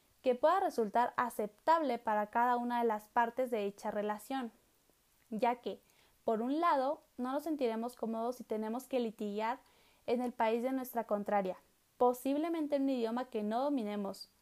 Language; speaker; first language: Spanish; native; Spanish